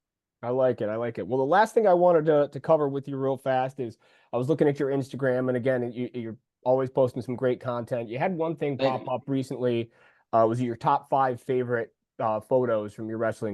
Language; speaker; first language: English; native; English